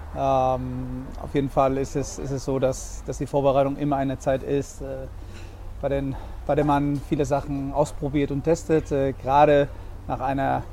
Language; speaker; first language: German; non-native, fluent; Spanish